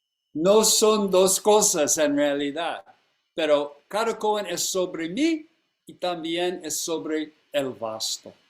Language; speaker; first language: Spanish; non-native, fluent; English